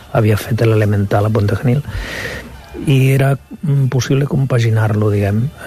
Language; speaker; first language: Catalan; non-native, local second language; Spanish